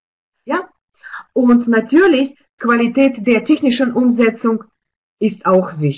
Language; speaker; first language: German; non-native, fluent; Russian